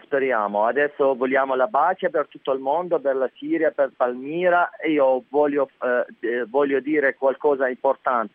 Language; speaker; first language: Italian; non-native, learner; Arabic